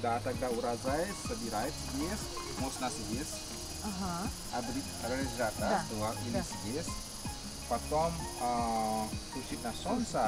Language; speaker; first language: Russian; non-native, learner; Indonesian